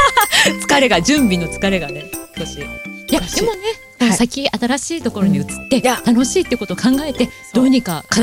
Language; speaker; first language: Japanese; native; Japanese